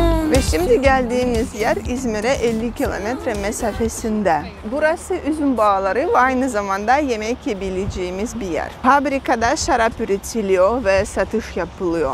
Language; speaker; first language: Turkish; non-native, fluent; Russian